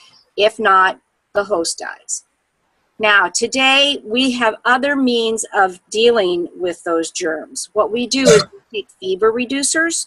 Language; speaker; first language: English; native; English